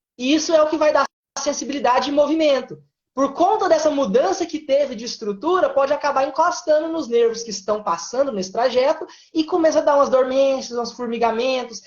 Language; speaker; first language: Portuguese; native; Portuguese